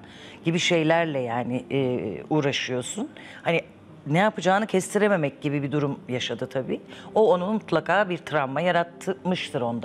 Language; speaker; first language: Turkish; native; Turkish